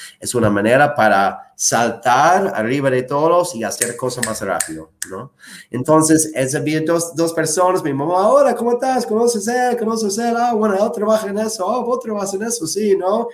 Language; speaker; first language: Spanish; non-native, fluent; English